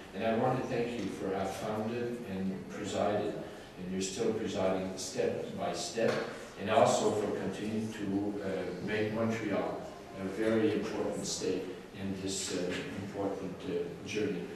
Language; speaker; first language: English; non-native, fluent; French